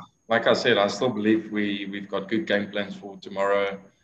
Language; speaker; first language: English; non-native, local second language; Afrikaans